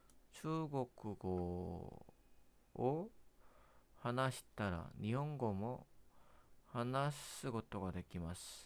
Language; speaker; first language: Japanese; non-native, learner; Korean